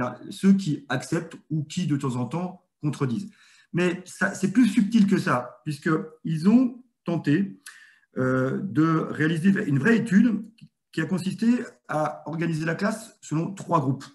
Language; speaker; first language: French; native; French